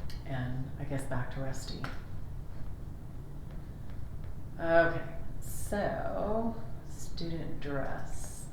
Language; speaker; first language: English; native; English